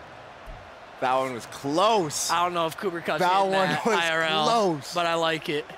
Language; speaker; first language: English; native; English